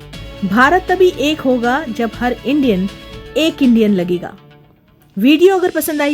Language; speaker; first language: Hindi; native; Hindi